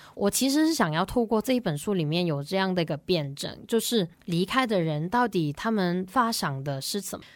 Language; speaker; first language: Chinese; non-native, local second language; Cantonese